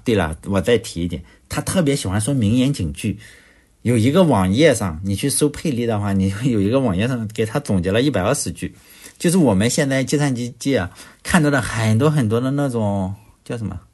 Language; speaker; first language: Chinese; native; Chinese